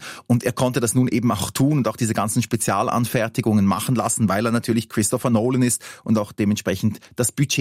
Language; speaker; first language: German; native; German